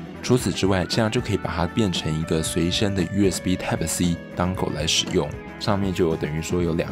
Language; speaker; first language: Chinese; native; Chinese